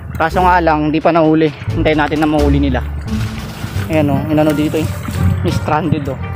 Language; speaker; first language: Filipino; non-native, local second language; Iloko